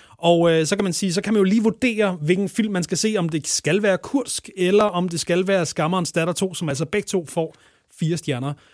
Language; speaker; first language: Danish; native; Danish